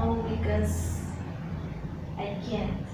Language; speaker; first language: English; non-native, learner; Spanish